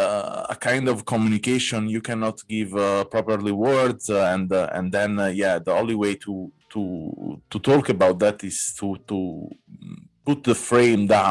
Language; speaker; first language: English; non-native, fluent; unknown